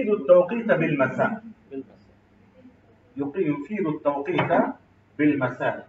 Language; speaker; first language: Arabic; non-native, fluent; Urdu